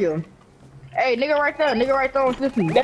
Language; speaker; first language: English; native; English